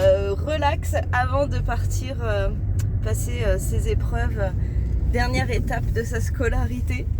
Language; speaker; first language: French; native; French